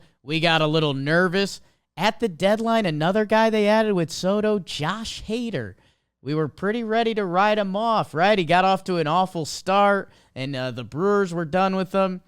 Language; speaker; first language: English; native; English